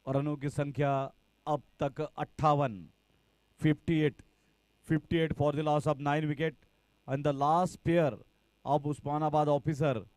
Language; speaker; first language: Hindi; non-native, local second language; Marathi